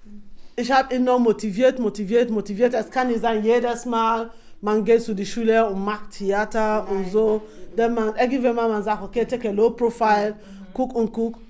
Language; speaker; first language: German; non-native, fluent; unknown